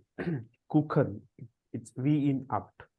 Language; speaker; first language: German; non-native, learner; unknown